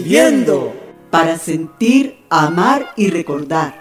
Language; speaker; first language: Spanish; native; Spanish